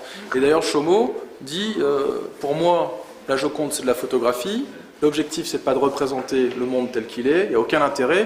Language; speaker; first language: French; native; French